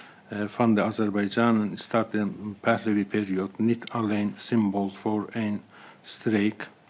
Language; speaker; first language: Dutch; non-native, fluent; Azerbaijani